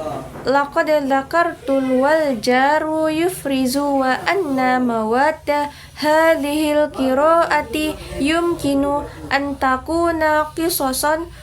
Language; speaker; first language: Arabic; non-native, learner; Indonesian